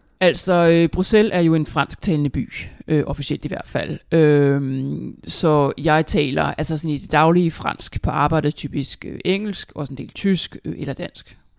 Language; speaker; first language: Danish; native; Danish